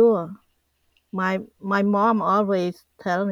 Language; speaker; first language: English; non-native, fluent; Khmer